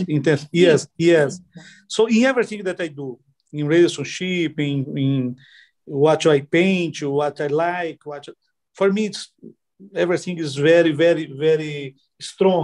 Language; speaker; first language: English; non-native, learner; Portuguese